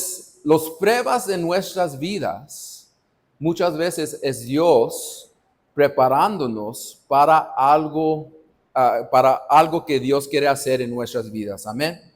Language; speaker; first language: Spanish; non-native, fluent; English